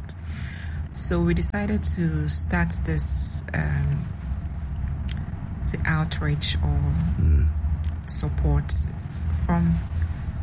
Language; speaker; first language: English; non-native, local second language; Akan